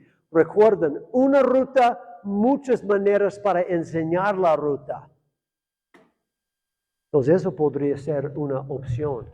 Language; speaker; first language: Spanish; non-native, fluent; English